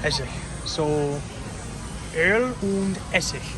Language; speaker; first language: German; non-native, learner; English